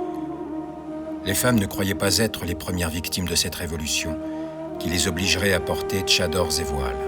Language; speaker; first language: French; native; French